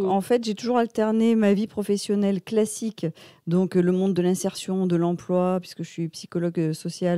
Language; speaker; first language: French; native; French